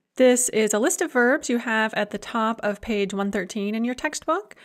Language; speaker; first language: English; native; English